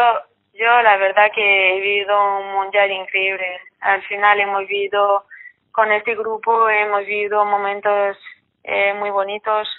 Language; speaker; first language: Spanish; non-native, fluent; French